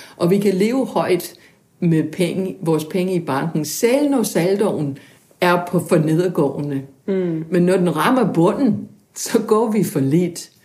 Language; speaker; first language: Danish; non-native, fluent; English